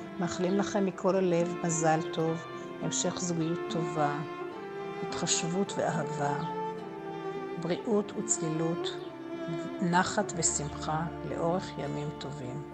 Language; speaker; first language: Hebrew; native; Hebrew